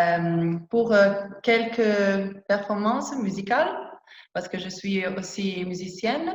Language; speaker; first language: French; non-native, fluent; Italian